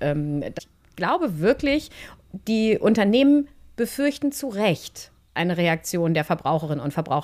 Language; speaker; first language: German; native; German